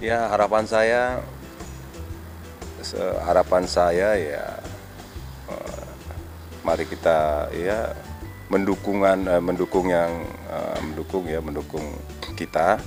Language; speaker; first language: Indonesian; non-native, local second language; Minangkabau